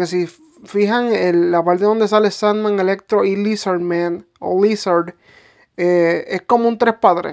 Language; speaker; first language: Spanish; native; Spanish